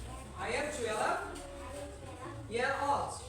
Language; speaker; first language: English; non-native, learner; Indonesian